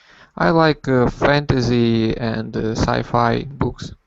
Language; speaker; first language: English; non-native, learner; Russian